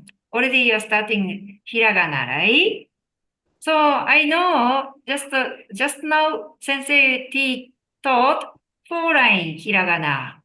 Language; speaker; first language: English; non-native, learner; Japanese